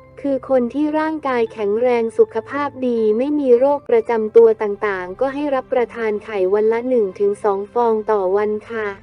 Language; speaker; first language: Thai; native; Thai